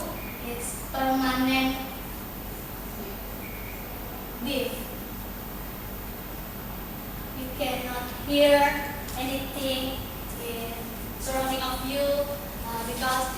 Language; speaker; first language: English; non-native, learner; Indonesian